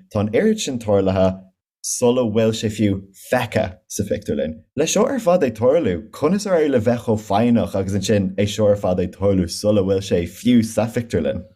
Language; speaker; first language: Irish; native; Irish